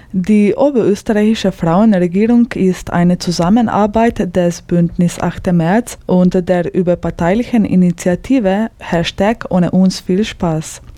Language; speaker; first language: German; native; German